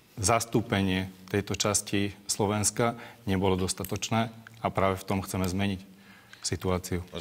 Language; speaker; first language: Slovak; non-native, local second language; Hungarian